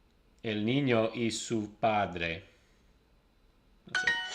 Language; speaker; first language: Spanish; non-native, learner; English